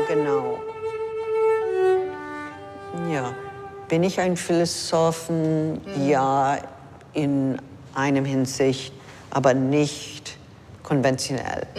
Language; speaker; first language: German; non-native, fluent; English